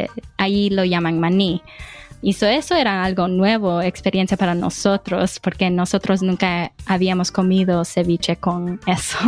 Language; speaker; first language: Spanish; early bilingual, heritage; Spanish